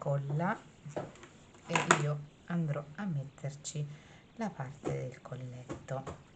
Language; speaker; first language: Italian; native; Italian